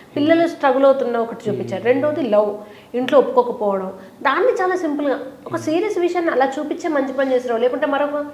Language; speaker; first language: Telugu; native; Telugu